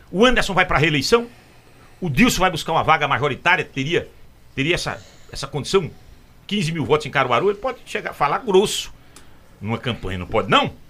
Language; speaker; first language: Portuguese; native; Portuguese